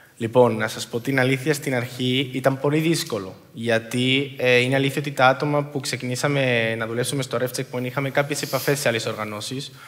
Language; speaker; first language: Greek; non-native, fluent; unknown